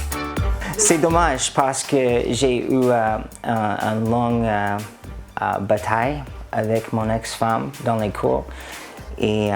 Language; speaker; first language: French; non-native, learner; English